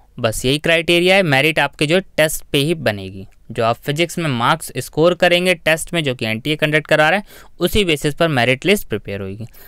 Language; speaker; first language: Hindi; native; Hindi